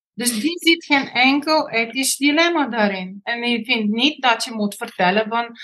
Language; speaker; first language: Dutch; non-native, fluent; Bulgarian